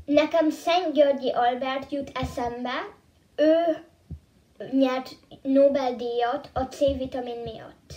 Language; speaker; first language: Hungarian; early bilingual, heritage; Hungarian